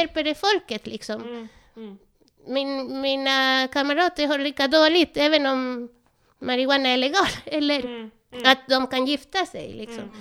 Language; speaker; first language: Swedish; non-native, fluent; Spanish